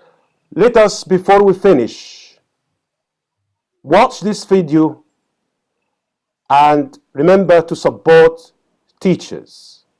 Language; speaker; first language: English; non-native, fluent; Arabic